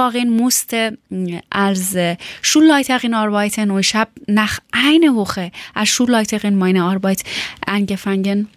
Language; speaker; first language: German; non-native, learner; Persian